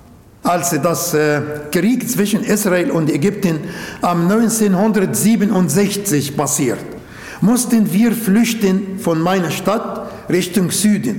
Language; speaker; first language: German; non-native, local second language; Arabic